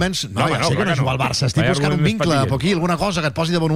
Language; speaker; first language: Catalan; native; Catalan